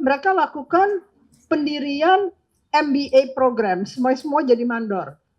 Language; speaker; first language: Indonesian; native; Indonesian